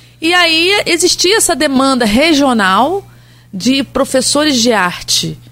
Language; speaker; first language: Portuguese; native; Portuguese